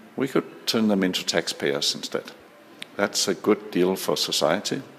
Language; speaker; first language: English; non-native, fluent; Danish